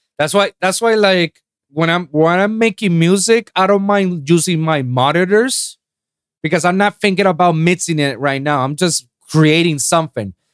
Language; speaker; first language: English; non-native, local second language; Spanish